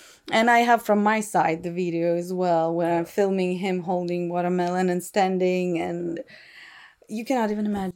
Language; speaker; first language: English; non-native, fluent; Russian